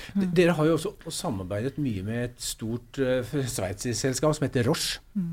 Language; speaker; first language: Norwegian; native; Norwegian